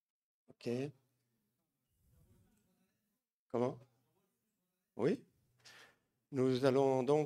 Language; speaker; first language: French; native; French